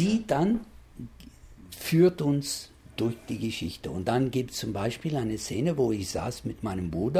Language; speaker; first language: German; non-native, fluent; English